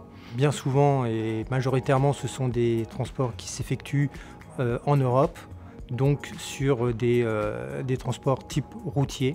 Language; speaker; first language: French; native; French